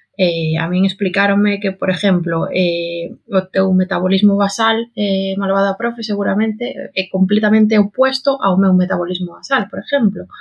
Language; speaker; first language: Galician; non-native, local second language; Spanish